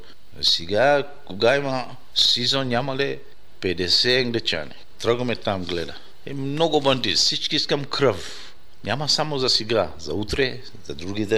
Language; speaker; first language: Bulgarian; non-native, learner; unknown